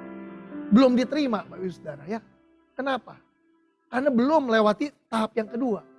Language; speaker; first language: Indonesian; native; Indonesian